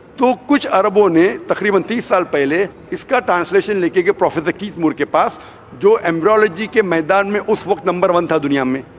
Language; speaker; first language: Hindi; non-native, local second language; Konkani